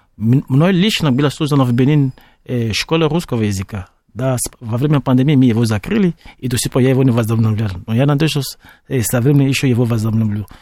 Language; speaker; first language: Russian; non-native, fluent; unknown